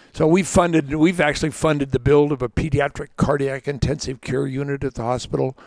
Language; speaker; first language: English; native; English